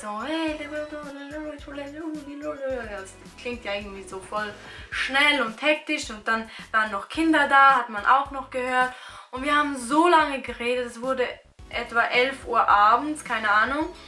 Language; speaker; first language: German; early bilingual, other home language; Albanian